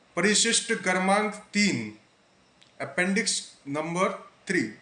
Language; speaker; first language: Hindi; non-native, local second language; Marathi